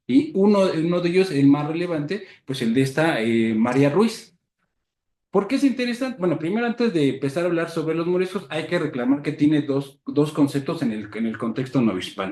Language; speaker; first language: Spanish; native; Spanish